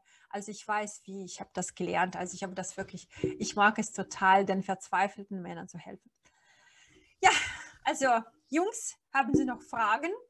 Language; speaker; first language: German; non-native, fluent; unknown